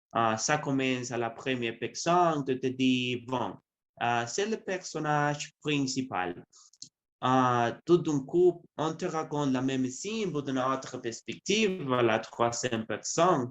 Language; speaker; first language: French; non-native, learner; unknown